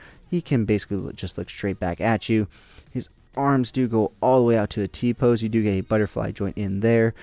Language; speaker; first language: English; native; English